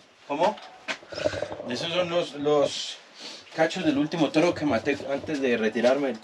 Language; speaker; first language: Spanish; native; Spanish